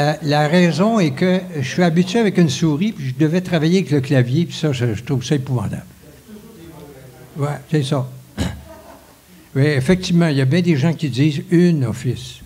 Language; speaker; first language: French; native; French